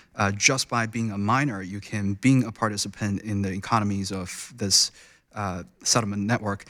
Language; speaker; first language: English; non-native, fluent; Chinese